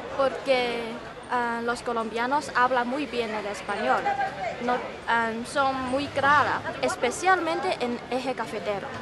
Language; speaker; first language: Spanish; non-native, learner; Chinese